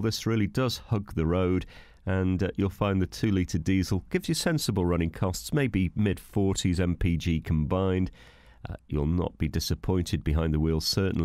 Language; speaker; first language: English; native; English